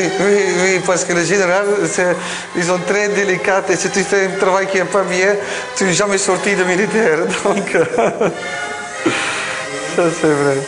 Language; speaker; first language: French; non-native, learner; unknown